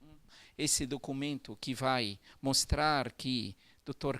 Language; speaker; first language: Portuguese; non-native, fluent; Arabic